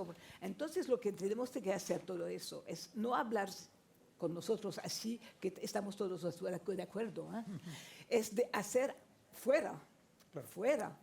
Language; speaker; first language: Spanish; non-native, fluent; French